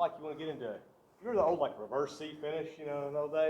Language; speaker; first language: English; native; English